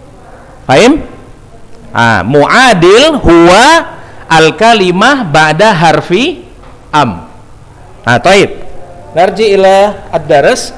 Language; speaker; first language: Arabic; non-native, fluent; Indonesian